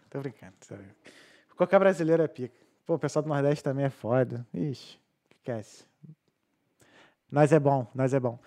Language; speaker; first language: Portuguese; native; Portuguese